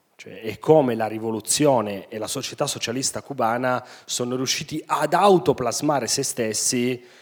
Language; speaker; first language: Italian; native; Italian